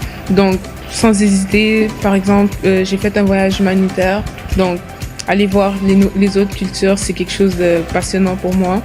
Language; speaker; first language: French; native; French